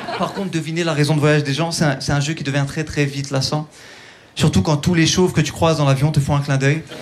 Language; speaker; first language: French; early bilingual, other home language; Turkish